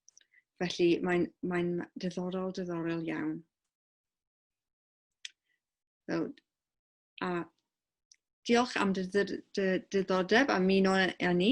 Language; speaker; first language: Welsh; non-native, local second language; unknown